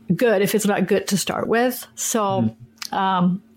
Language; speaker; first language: English; non-native, fluent; French